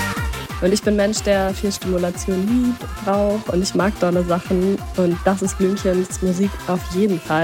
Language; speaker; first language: German; native; German